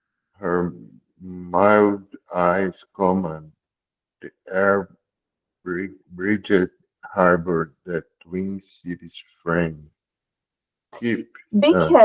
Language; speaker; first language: English; non-native, learner; Portuguese